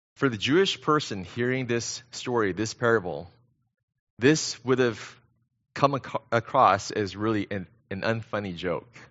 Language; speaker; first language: English; early bilingual, other home language; Korean